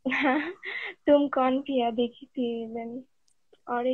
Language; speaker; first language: Hindi; non-native, learner; Bangla